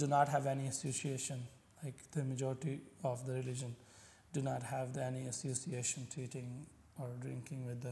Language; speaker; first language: English; non-native, local second language; Punjabi